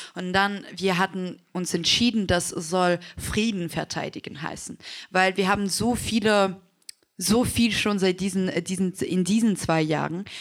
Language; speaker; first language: German; non-native, fluent; Ukrainian